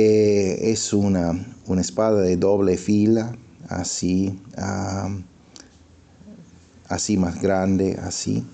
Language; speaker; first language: Spanish; non-native, fluent; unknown